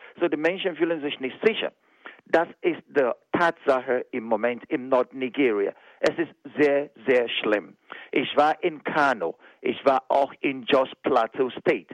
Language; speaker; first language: German; non-native, fluent; Igbo